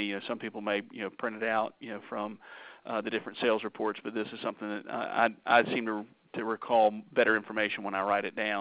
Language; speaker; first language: English; native; English